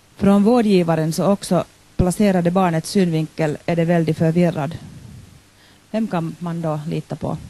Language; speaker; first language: Swedish; non-native, local second language; Finnish